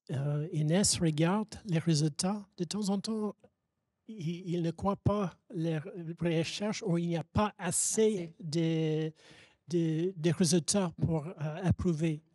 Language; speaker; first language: French; non-native, fluent; English